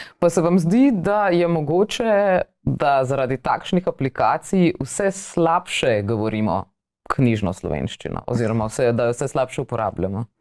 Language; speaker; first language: Slovenian; native; Slovenian